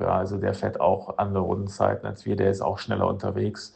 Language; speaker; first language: German; native; German